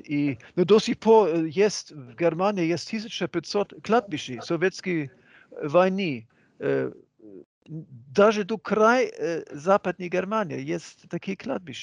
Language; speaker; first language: Russian; non-native, fluent; German